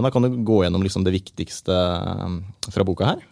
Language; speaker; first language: Norwegian; native; Norwegian